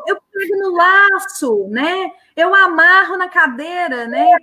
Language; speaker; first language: Portuguese; native; Portuguese